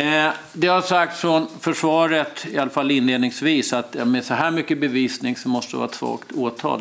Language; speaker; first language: Swedish; native; Swedish